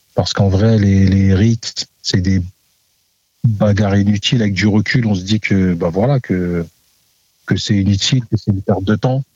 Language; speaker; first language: French; native; French